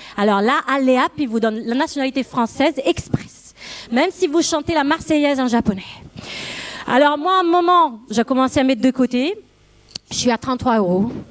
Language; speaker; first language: French; non-native, fluent; Italian